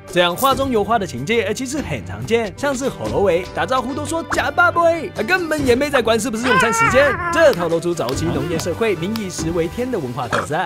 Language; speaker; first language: Chinese; native; Chinese